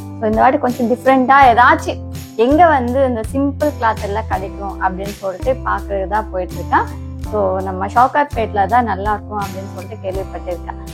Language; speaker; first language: Tamil; non-native, local second language; Telugu